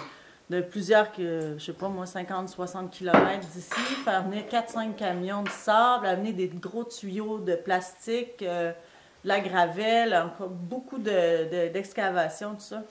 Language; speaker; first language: French; native; French